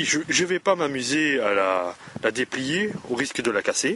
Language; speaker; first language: French; native; French